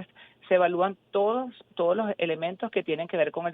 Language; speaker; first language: Spanish; native; Spanish